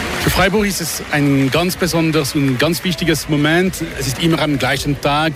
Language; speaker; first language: German; non-native, local second language; French